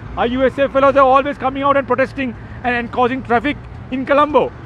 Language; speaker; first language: English; non-native, local second language; Sinhala